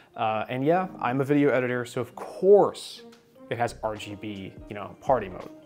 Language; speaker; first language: English; native; English